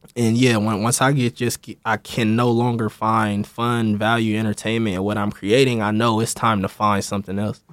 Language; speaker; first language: English; native; English